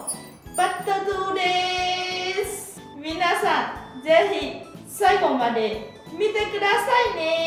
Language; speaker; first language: Japanese; non-native, learner; Vietnamese